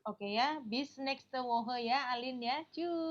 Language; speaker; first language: German; non-native, learner; Indonesian